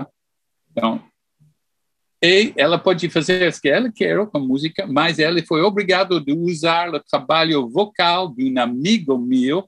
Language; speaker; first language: Portuguese; non-native, fluent; English